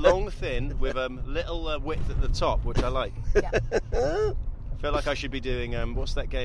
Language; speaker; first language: English; native; English